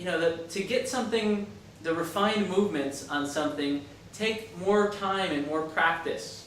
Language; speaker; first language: English; native; English